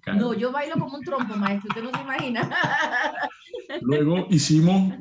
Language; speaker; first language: Spanish; native; Spanish